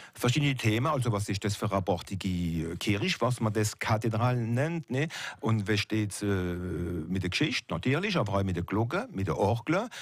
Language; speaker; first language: German; non-native, local second language; French